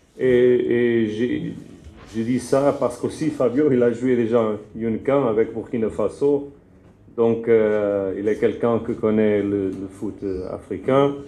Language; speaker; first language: French; non-native, fluent; Portuguese